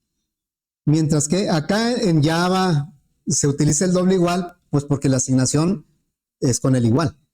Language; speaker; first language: Spanish; native; Spanish